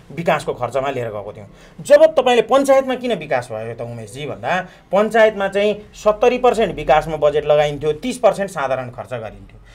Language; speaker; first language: Nepali; native; Nepali